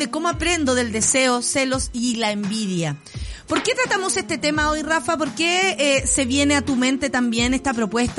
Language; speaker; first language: Spanish; native; Spanish